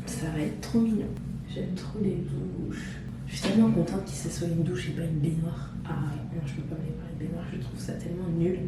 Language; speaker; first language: French; native; French